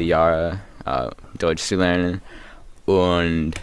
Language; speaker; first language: German; non-native, learner; English